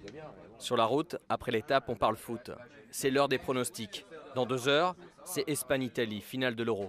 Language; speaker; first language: French; native; French